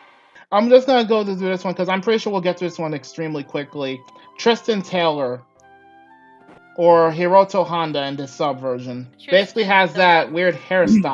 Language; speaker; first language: English; native; English